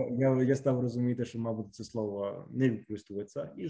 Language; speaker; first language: Ukrainian; non-native, fluent; Italian